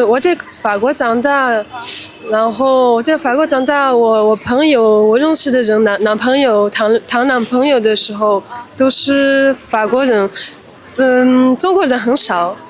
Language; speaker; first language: Chinese; early bilingual, heritage; Chinese